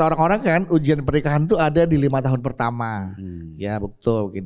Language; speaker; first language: Indonesian; native; Indonesian